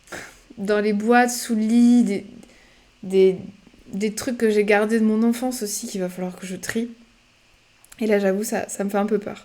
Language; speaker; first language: French; native; French